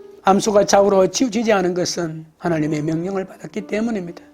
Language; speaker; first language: Korean; native; Korean